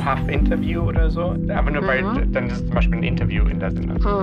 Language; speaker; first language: German; native; German